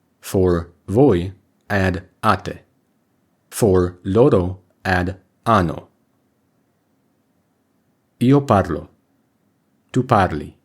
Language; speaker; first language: Italian; non-native, learner; English